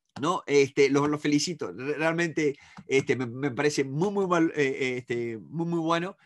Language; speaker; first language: Spanish; native; Spanish